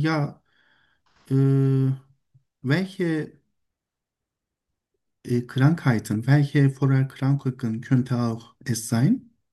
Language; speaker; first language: German; non-native, learner; Turkish